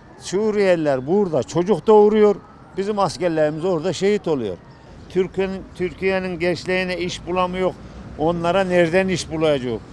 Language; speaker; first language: Turkish; native; Turkish